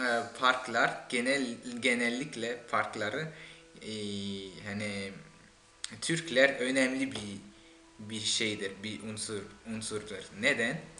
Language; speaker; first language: Turkish; non-native, fluent; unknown